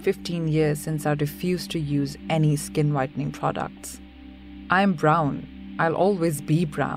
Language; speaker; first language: English; non-native, local second language; Hindi